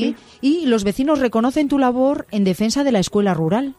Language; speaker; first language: Spanish; native; Spanish